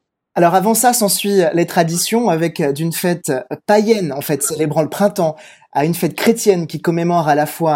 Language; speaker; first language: French; native; French